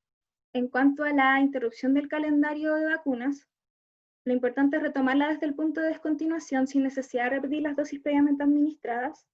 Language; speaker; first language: Spanish; native; Spanish